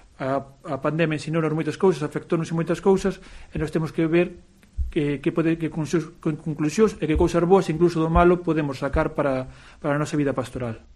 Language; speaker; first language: Galician; native; Galician